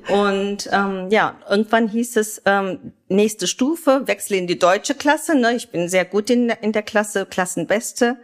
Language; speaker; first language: German; early bilingual, other home language; Kurdish